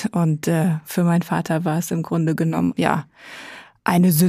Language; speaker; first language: German; native; German